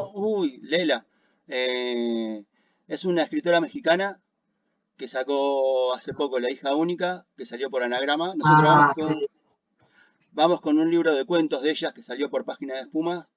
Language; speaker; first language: Spanish; native; Spanish